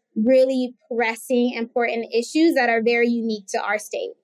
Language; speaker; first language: English; native; English